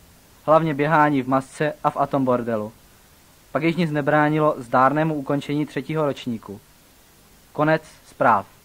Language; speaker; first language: Czech; native; Czech